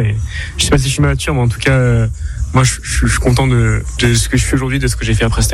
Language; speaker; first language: French; native; French